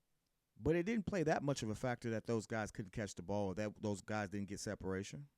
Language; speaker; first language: English; native; English